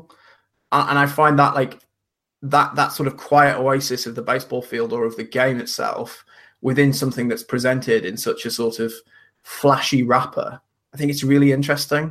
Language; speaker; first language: English; native; English